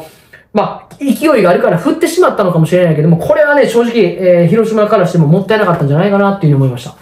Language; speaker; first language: Japanese; native; Japanese